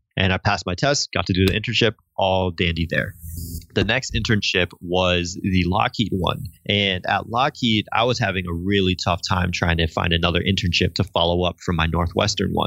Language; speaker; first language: English; native; English